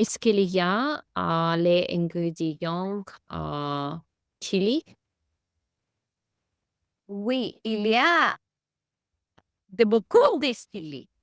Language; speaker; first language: French; non-native, learner; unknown